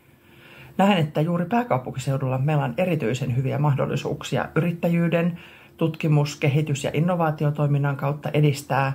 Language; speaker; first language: Finnish; native; Finnish